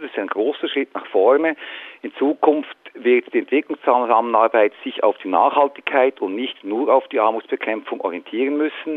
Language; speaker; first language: German; native; German